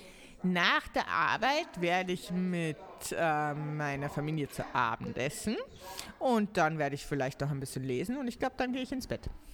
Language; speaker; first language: German; native; German